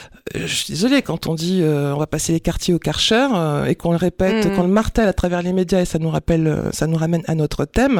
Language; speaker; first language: French; native; French